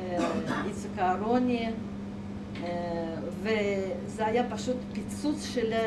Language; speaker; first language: Hebrew; non-native, fluent; Russian